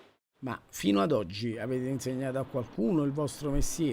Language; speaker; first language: Italian; native; Italian